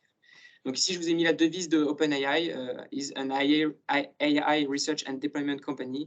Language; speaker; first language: French; native; French